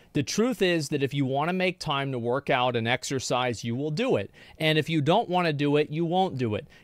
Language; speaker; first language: English; native; English